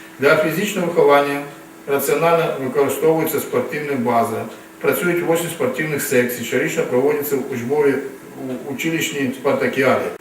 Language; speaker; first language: Ukrainian; non-native, local second language; Russian